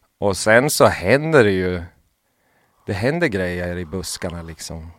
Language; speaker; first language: Swedish; native; Swedish